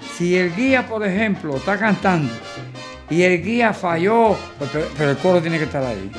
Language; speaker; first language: Spanish; native; Spanish